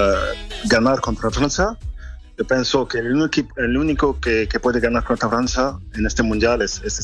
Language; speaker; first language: Spanish; non-native, fluent; French